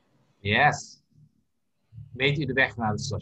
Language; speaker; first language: Dutch; non-native, learner; Indonesian